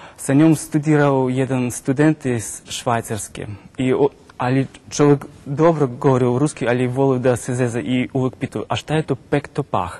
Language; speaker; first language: Serbian; non-native, fluent; Russian